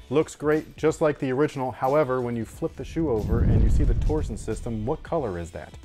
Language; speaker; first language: English; native; English